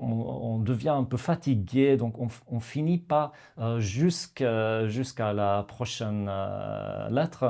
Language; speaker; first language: French; non-native, fluent; Norwegian